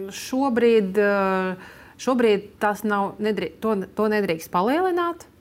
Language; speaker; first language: Latvian; non-native, local second language; Russian